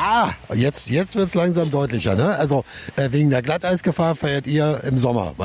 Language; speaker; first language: German; native; German